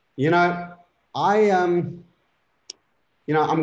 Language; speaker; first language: English; native; English